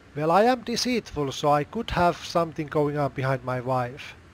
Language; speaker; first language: English; non-native, fluent; Finnish